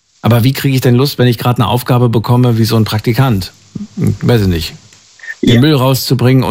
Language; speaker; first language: German; native; German